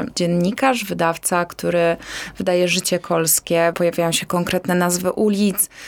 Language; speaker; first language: Polish; native; Polish